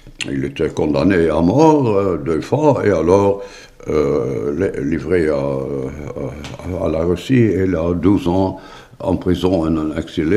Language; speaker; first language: French; non-native, fluent; Dutch